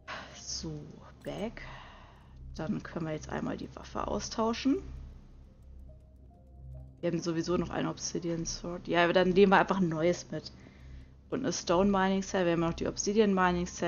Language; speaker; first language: German; native; German